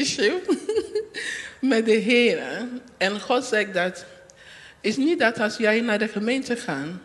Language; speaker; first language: Dutch; non-native, learner; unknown